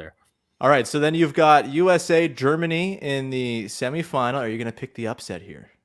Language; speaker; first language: English; native; English